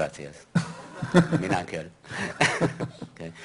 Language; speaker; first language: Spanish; non-native, learner; English